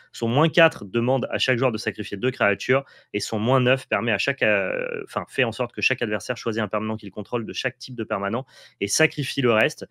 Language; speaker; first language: French; native; French